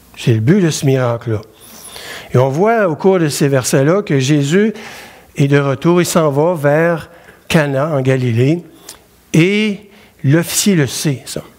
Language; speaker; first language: French; native; French